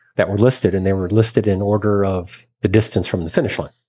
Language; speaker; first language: English; native; English